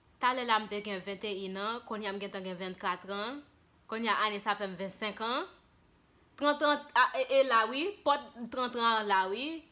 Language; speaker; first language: Haitian Creole; early bilingual, heritage; Haitian Creole